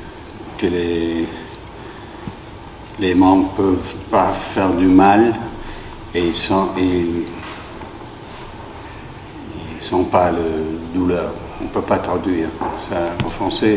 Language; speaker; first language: French; non-native, fluent; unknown